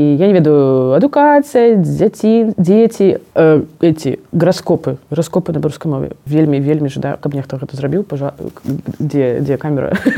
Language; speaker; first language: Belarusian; non-native, local second language; Russian